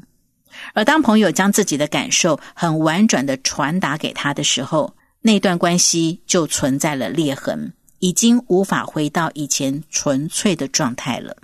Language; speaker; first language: Chinese; native; Chinese